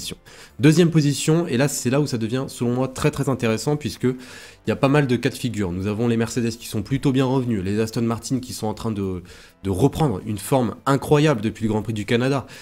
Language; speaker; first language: French; native; French